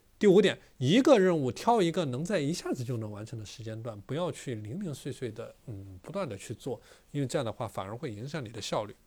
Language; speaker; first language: Chinese; native; Chinese